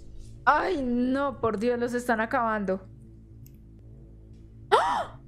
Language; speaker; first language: Spanish; native; Spanish